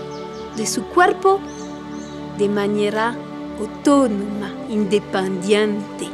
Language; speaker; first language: Spanish; non-native, learner; French